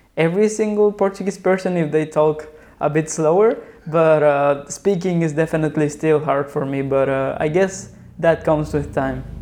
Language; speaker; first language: English; non-native, fluent; Spanish